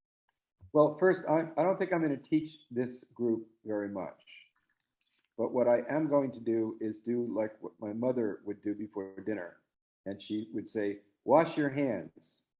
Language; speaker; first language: English; native; English